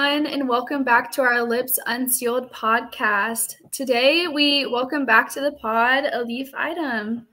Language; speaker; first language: English; native; English